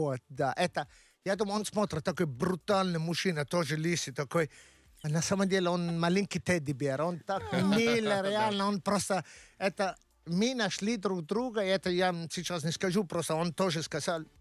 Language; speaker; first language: Russian; non-native, learner; Italian